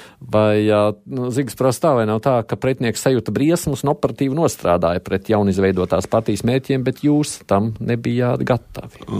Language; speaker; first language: Latvian; native; Latvian